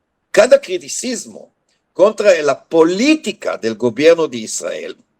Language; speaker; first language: Spanish; non-native, fluent; Hebrew